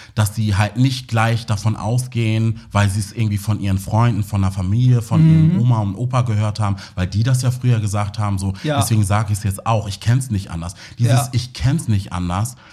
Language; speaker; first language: German; native; German